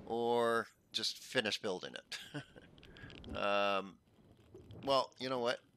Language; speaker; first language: English; native; English